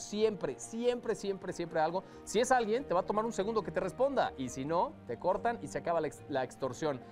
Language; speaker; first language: Spanish; native; Spanish